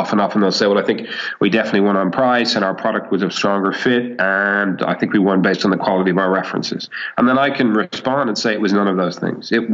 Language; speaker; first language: English; native; English